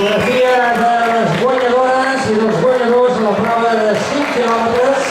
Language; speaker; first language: Catalan; native; Catalan